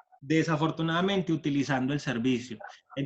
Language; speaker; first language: Spanish; native; Spanish